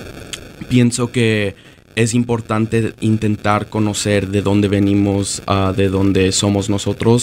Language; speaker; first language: Spanish; early bilingual, other home language; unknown